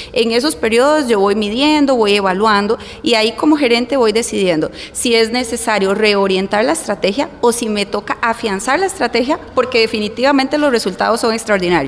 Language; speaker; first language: Spanish; native; Spanish